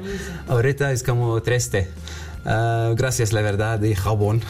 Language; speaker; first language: Spanish; non-native, learner; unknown